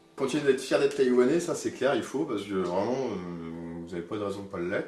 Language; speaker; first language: French; native; French